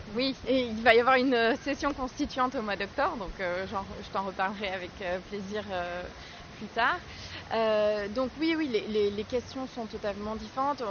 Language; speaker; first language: French; native; French